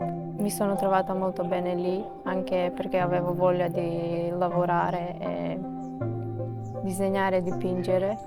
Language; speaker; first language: Italian; non-native, fluent; Macedonian